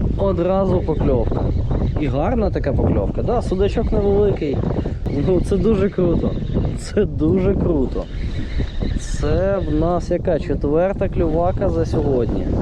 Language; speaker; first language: Ukrainian; non-native, local second language; Russian